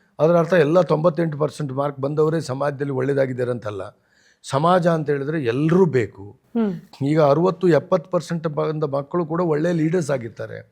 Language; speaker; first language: Kannada; native; Kannada